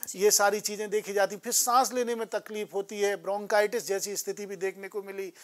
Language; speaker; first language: Hindi; native; Hindi